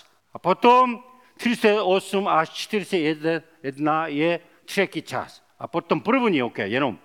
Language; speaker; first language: Czech; non-native, learner; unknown